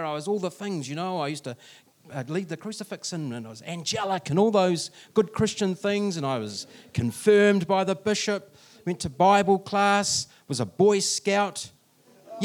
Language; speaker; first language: English; native; English